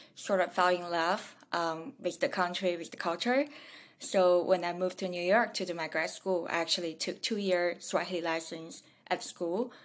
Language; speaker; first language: English; non-native, fluent; Chinese